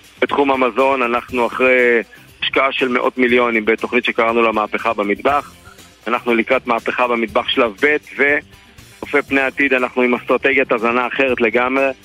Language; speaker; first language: Hebrew; native; Hebrew